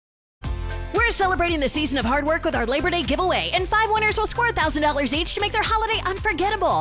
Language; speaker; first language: English; native; English